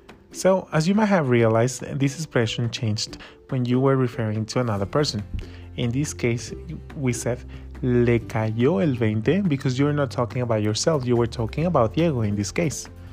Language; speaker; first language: English; non-native, fluent; Spanish